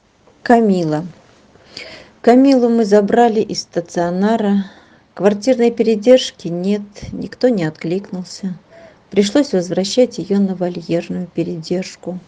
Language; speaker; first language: Russian; native; Russian